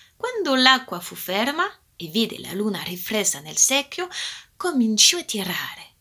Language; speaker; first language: Italian; early bilingual, heritage; Italian